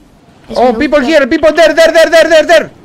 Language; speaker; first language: English; non-native, learner; Spanish